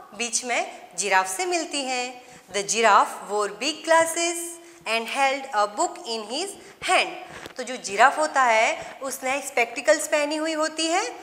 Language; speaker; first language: Hindi; non-native, local second language; Gujarati